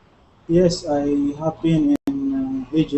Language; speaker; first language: English; non-native, learner; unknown